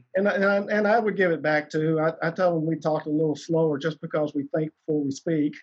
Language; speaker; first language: English; native; English